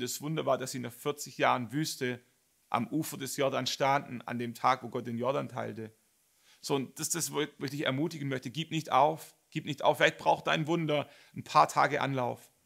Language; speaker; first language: German; native; German